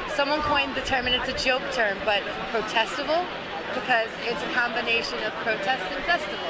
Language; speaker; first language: English; native; English